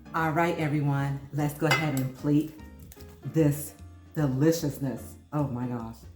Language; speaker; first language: English; native; English